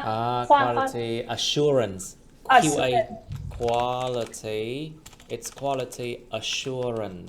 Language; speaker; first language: English; non-native, fluent; Vietnamese